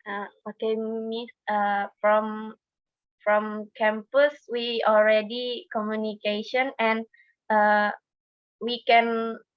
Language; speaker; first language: English; non-native, learner; Indonesian